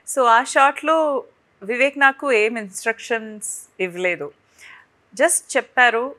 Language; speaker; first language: Telugu; non-native, fluent; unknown